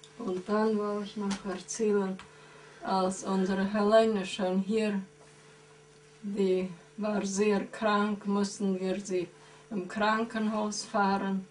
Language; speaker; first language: German; early bilingual, heritage; German